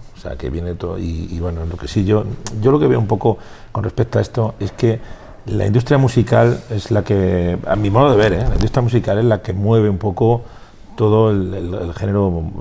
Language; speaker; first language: Spanish; native; Spanish